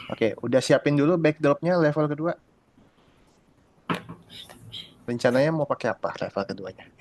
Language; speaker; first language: Indonesian; native; Indonesian